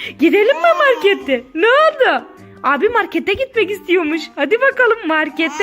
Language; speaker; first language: Turkish; native; Turkish